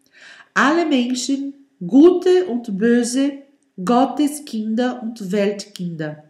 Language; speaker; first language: German; non-native, learner; Portuguese